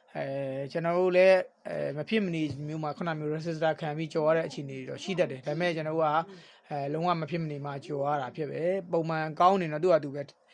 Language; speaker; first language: Burmese; native; Burmese